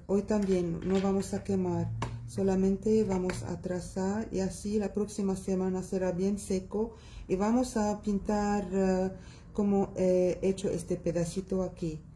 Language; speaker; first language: Spanish; non-native, local second language; Arabic